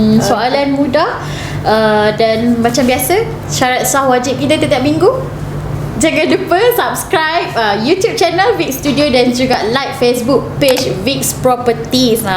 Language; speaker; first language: Malay; native; Malay